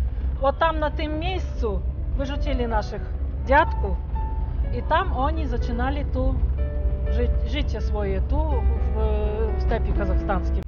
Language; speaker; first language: Ukrainian; early bilingual, heritage; Ukrainian